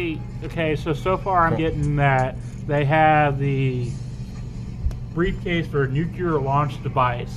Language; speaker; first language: English; native; English